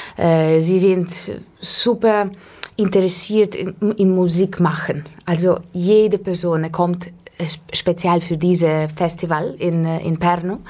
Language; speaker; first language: German; non-native, learner; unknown